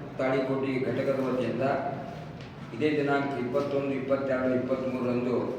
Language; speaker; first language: Kannada; native; Kannada